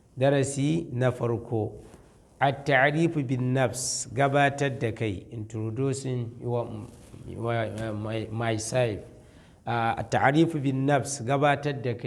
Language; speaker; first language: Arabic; non-native, fluent; Hausa